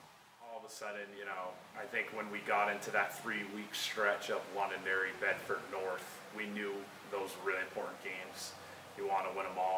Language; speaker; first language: English; native; English